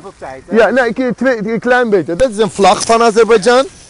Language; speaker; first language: Dutch; non-native, fluent; Azerbaijani